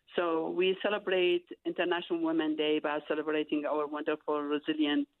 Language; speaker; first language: English; non-native, fluent; Arabic